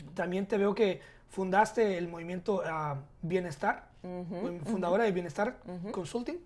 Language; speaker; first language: Spanish; early bilingual, heritage; Spanish